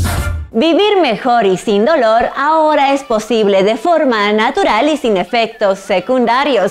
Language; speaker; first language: Spanish; native; Spanish